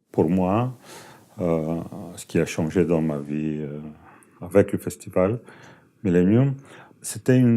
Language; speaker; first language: French; non-native, fluent; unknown